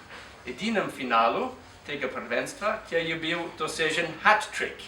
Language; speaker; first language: Slovenian; non-native, fluent; English